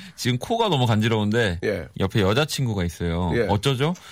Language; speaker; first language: Korean; native; Korean